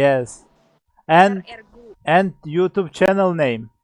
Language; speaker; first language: English; non-native, learner; Turkish